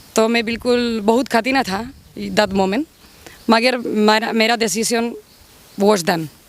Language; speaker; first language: Hindi; non-native, learner; Spanish